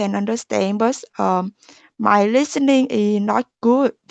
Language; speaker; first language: English; non-native, learner; Vietnamese